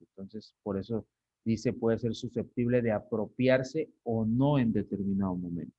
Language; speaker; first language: Spanish; native; Spanish